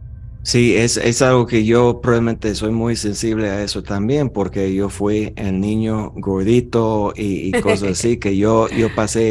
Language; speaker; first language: Spanish; non-native, fluent; English